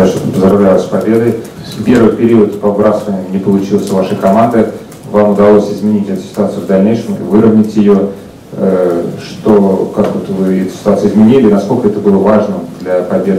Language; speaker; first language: Russian; native; Russian